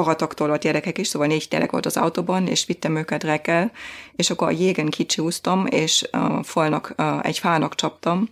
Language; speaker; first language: Hungarian; non-native, fluent; German